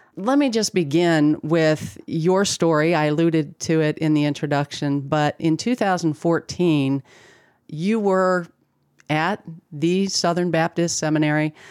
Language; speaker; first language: English; native; English